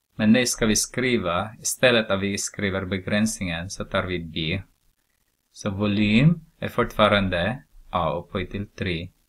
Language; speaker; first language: Swedish; non-native, fluent; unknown